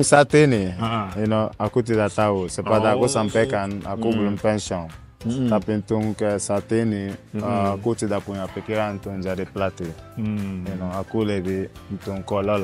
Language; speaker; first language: Indonesian; non-native, fluent; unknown